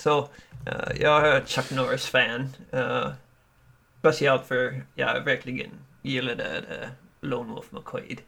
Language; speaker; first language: Swedish; non-native, learner; English